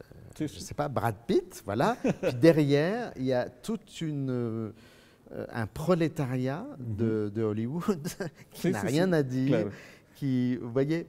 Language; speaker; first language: French; native; French